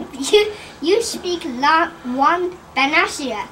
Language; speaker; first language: English; early bilingual, other home language; Japanese